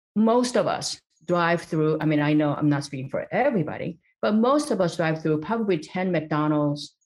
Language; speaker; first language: English; early bilingual, other home language; Korean